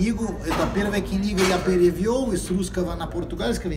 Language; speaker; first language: Russian; non-native, fluent; Portuguese